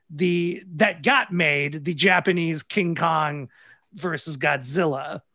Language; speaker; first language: English; native; English